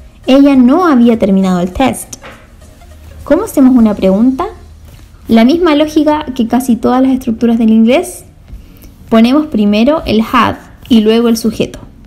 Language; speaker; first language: Spanish; native; Spanish